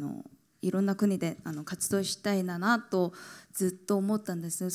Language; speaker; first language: Japanese; non-native, fluent; Korean